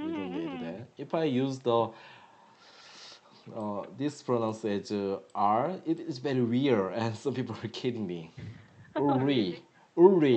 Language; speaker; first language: English; non-native, learner; Korean